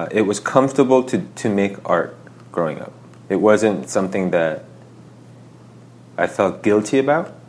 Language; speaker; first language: English; early bilingual, other home language; Korean